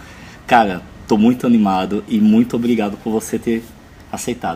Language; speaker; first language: Portuguese; native; Portuguese